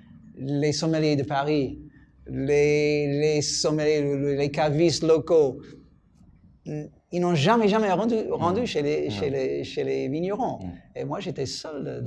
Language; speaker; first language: French; non-native, fluent; English